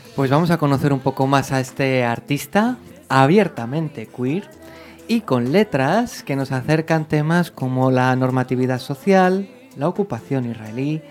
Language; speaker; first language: Spanish; native; Spanish